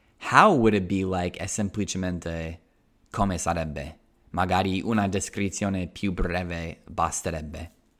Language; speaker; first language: Italian; non-native, fluent; English